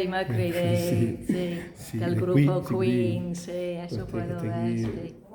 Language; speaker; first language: Spanish; non-native, learner; English